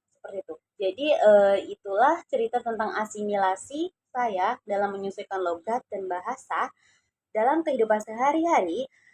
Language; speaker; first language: Indonesian; non-native, local second language; Javanese